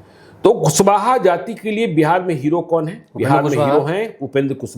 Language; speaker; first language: Hindi; native; Hindi